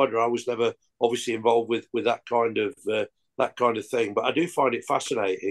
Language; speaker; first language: English; native; English